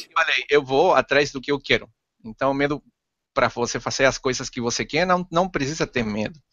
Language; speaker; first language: Portuguese; non-native, fluent; Spanish